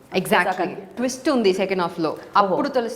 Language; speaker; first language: Telugu; non-native, learner; Tamil